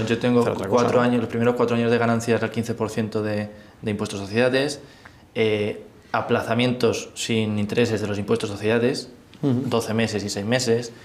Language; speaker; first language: Spanish; native; Spanish